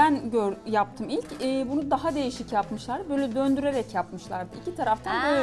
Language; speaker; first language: Turkish; native; Turkish